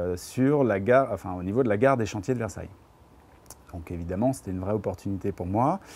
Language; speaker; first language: French; native; French